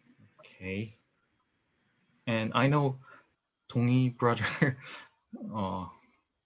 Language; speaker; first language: English; non-native, learner; Korean